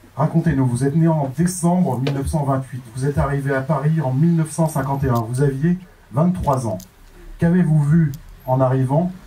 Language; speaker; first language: French; native; French